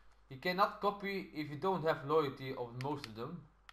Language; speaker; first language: English; non-native, learner; Dutch